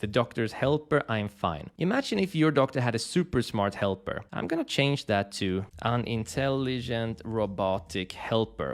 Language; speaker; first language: English; native; English